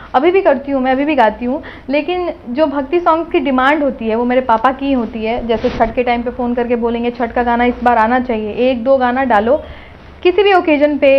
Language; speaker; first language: Hindi; native; Hindi